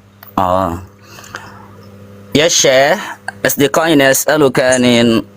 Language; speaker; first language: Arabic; non-native, learner; Indonesian